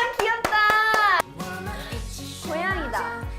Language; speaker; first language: Korean; native; Korean